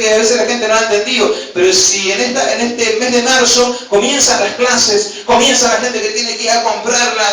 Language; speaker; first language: Spanish; native; Spanish